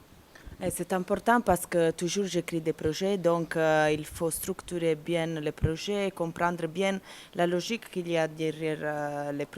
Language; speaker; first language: French; non-native, fluent; Italian